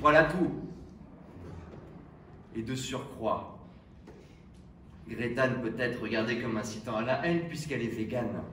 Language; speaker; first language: French; native; French